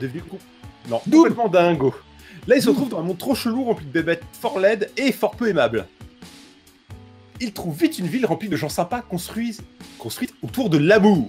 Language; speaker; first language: French; native; French